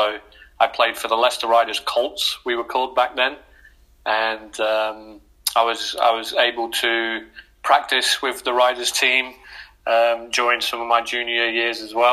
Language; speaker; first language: English; native; English